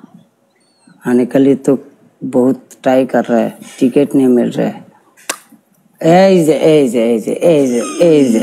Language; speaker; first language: Hindi; non-native, learner; Bangla